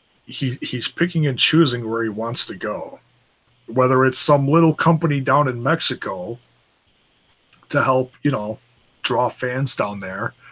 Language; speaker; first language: English; native; English